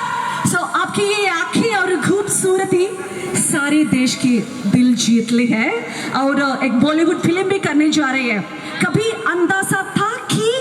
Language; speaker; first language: Hindi; non-native, local second language; Malayalam